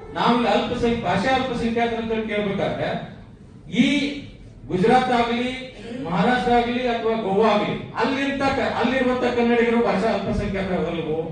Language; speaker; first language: Kannada; native; Kannada